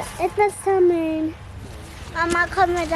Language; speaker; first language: German; early bilingual, other home language; Turkish